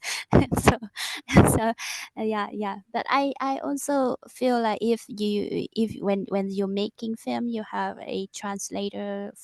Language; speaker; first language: English; non-native, learner; Vietnamese